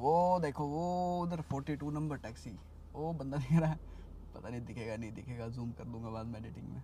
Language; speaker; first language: Hindi; native; Hindi